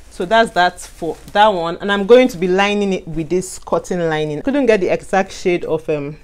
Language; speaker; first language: English; non-native, local second language; Igbo